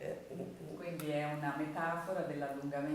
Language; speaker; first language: Italian; native; Italian